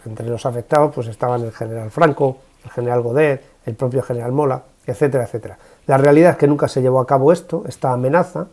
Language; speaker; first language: Spanish; native; Spanish